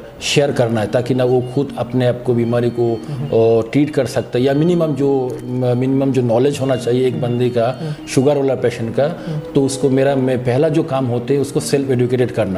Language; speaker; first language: Hindi; non-native, fluent; Bangla